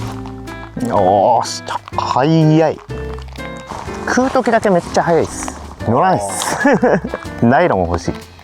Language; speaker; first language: Japanese; native; Japanese